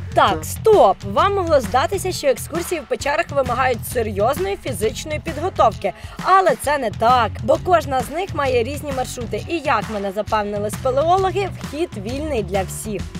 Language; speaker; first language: Ukrainian; native; Ukrainian